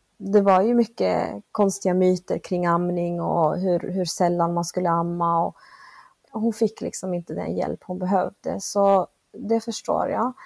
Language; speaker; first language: Swedish; early bilingual, other home language; Spanish